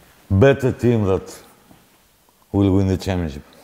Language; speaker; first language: English; non-native, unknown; Greek